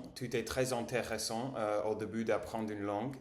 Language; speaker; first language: French; non-native, learner; English